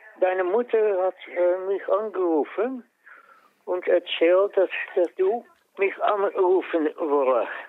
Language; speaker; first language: German; non-native, learner; Dutch